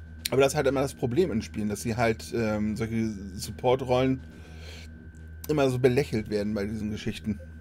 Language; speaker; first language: German; native; German